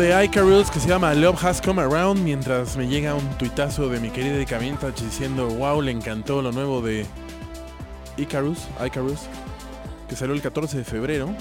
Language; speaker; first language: Spanish; native; Spanish